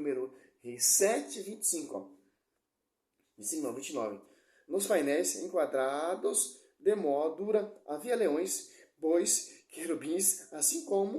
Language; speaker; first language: Portuguese; native; Portuguese